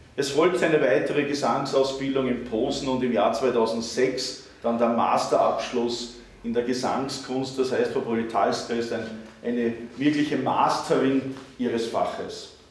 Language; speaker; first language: German; native; German